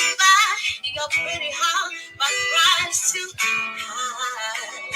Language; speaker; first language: English; native; English